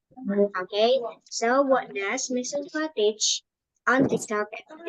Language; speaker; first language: English; non-native, fluent; Indonesian